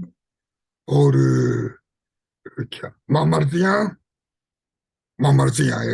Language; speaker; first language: Hindi; non-native, fluent; Japanese